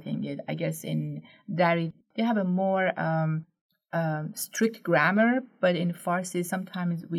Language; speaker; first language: English; non-native, fluent; Persian